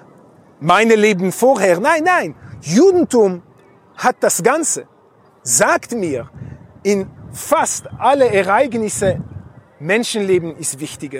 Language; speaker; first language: German; non-native, fluent; Hebrew